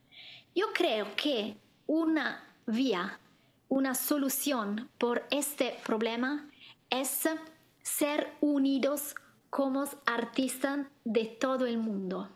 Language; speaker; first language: Spanish; non-native, fluent; Italian